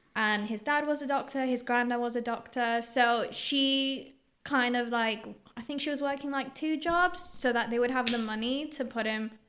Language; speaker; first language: English; early bilingual, other home language; Greek